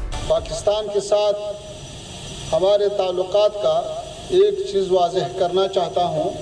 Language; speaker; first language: Hindi; non-native, fluent; Pashto